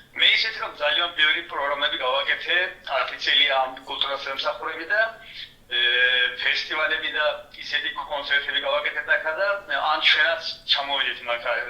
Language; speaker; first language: Georgian; early bilingual, heritage; Georgian